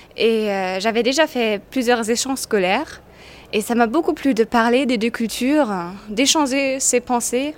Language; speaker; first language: French; non-native, fluent; German